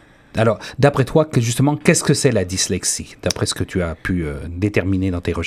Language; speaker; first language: French; native; French